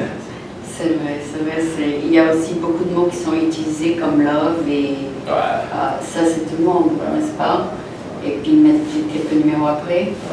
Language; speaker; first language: French; non-native, fluent; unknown